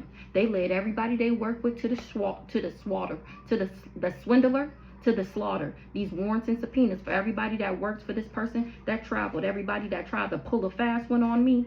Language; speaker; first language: English; native; English